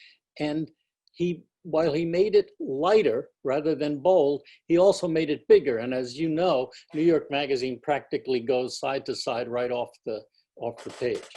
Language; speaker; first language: English; native; English